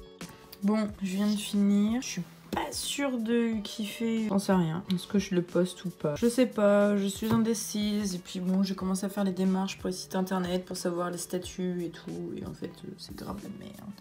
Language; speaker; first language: French; native; French